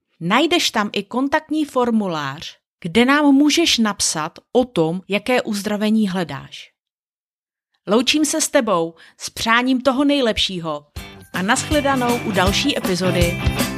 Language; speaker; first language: Czech; native; Czech